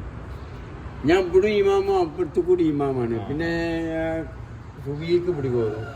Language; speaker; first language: Malayalam; early bilingual, heritage; Malayalam